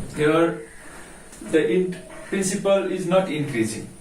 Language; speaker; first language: English; non-native, local second language; Nepali